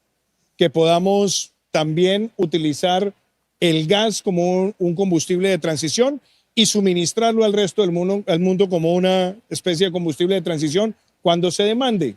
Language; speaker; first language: Spanish; native; Spanish